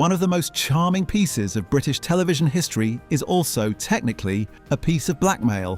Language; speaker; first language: English; native; English